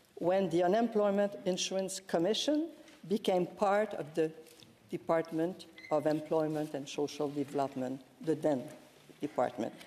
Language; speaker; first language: English; non-native, fluent; French